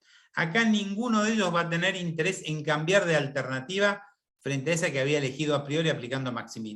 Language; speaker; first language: Spanish; native; Spanish